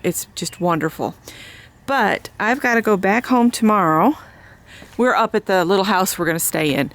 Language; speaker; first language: English; native; English